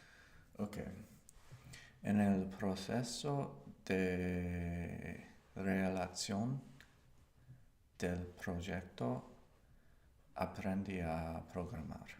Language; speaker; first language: Spanish; non-native, learner; English